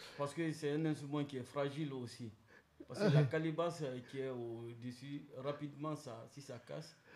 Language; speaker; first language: French; non-native, local second language; Mandingo